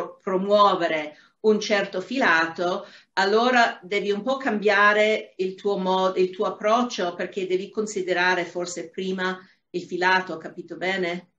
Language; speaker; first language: Italian; non-native, fluent; English